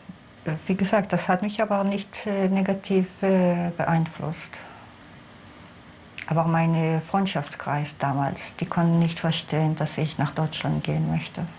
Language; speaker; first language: German; non-native, fluent; Hebrew